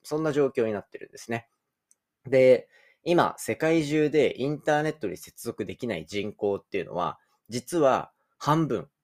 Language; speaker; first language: Japanese; native; Japanese